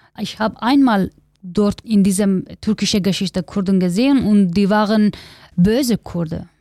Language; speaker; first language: German; non-native, learner; Kurdish